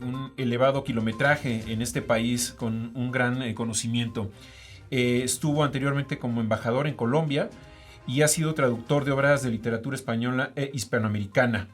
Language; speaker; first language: Spanish; native; Spanish